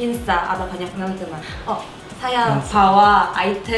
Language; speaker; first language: Indonesian; non-native, learner; Korean